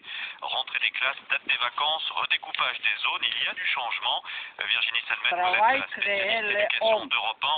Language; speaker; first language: French; native; French